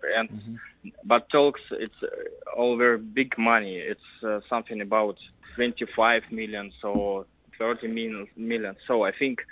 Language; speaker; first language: English; non-native, learner; Russian